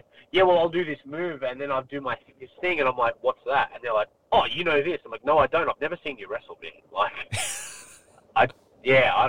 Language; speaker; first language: English; native; English